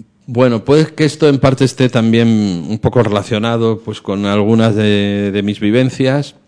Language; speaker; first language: Spanish; native; Spanish